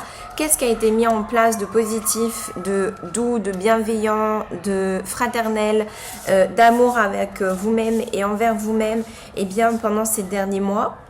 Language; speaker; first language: French; native; French